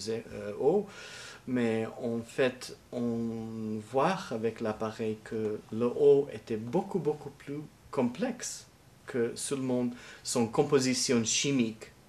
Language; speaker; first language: French; non-native, learner; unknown